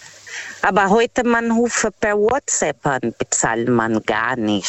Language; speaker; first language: German; non-native, learner; Portuguese